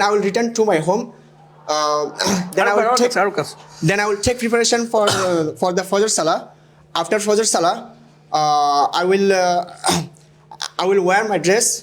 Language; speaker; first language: English; non-native, learner; Bangla